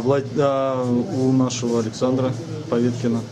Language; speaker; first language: Russian; native; Russian